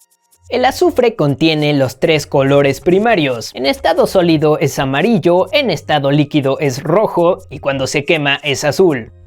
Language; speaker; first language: Spanish; native; Spanish